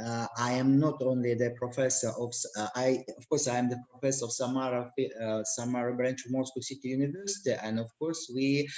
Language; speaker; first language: English; non-native, learner; Russian